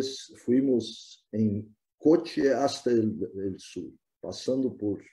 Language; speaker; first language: Spanish; non-native, fluent; Portuguese